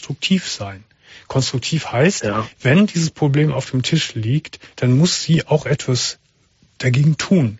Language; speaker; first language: German; native; German